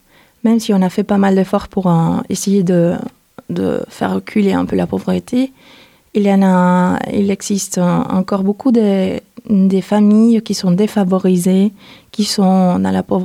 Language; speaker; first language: French; non-native, fluent; Spanish